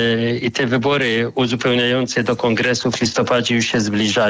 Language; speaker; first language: Polish; non-native, fluent; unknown